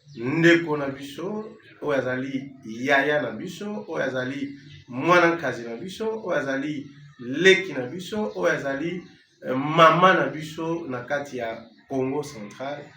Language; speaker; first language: Lingala; non-native, local second language; Kongo